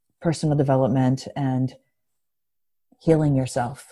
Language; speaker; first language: English; non-native, fluent; Greek